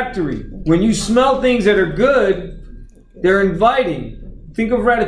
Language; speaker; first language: English; native; English